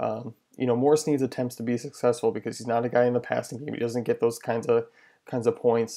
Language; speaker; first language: English; native; English